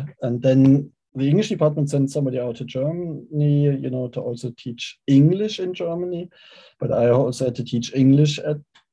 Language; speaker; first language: English; non-native, fluent; German